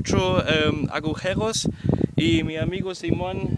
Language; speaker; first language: Spanish; non-native, learner; German